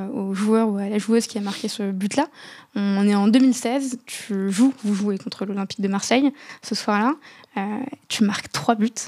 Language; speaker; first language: French; non-native, local second language; Arabic